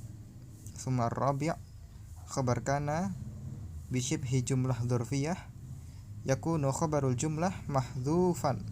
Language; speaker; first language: Arabic; non-native, learner; Indonesian